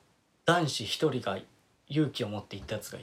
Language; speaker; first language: Japanese; native; Japanese